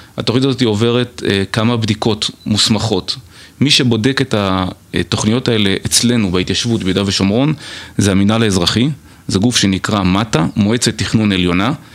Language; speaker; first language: Hebrew; native; Hebrew